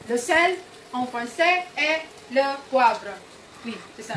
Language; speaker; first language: French; non-native, learner; Filipino